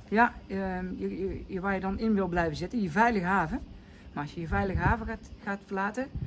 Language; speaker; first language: Dutch; native; Dutch